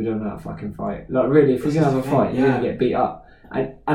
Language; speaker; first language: English; native; English